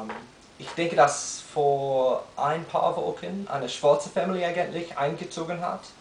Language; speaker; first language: German; non-native, learner; English